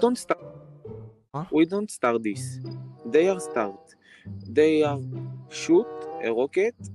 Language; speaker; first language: English; non-native, learner; Hebrew